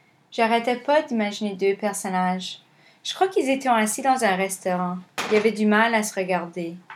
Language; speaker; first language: French; native; French